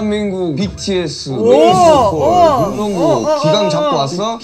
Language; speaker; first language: Korean; native; Korean